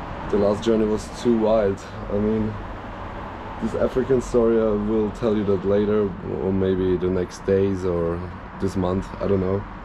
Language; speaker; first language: English; non-native, fluent; German